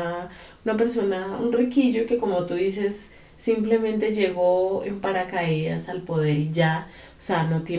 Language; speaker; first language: Spanish; native; Spanish